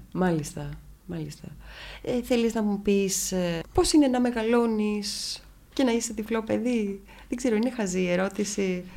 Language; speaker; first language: Greek; native; Greek